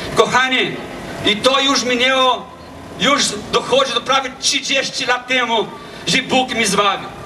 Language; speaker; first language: Polish; non-native, learner; Portuguese